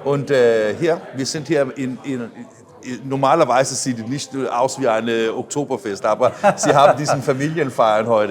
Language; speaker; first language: German; non-native, learner; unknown